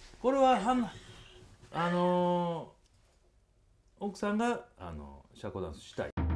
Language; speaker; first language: Japanese; native; Japanese